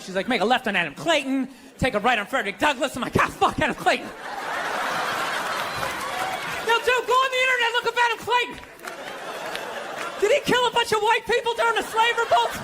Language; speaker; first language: English; native; English